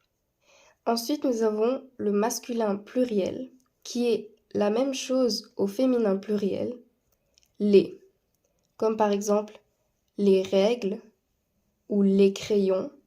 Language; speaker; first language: French; non-native, fluent; Spanish